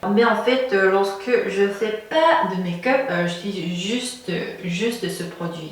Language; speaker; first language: French; non-native, fluent; Korean